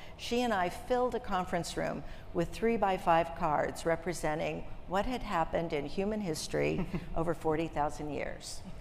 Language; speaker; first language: English; native; English